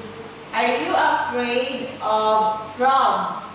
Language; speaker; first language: English; non-native, fluent; Vietnamese